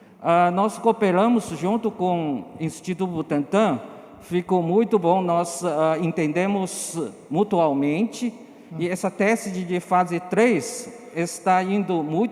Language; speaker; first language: Portuguese; non-native, learner; Chinese